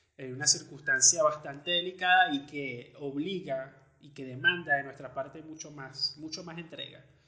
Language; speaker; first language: Spanish; native; Spanish